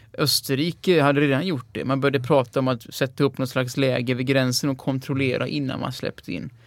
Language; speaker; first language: Swedish; native; Swedish